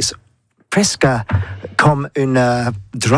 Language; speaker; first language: French; non-native, learner; English